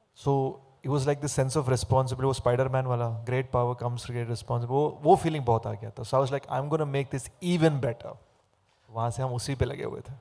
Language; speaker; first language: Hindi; non-native, fluent; Telugu